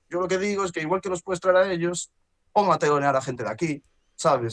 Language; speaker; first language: Spanish; native; Spanish